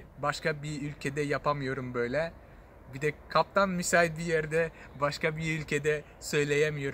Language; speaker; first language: Turkish; non-native, fluent; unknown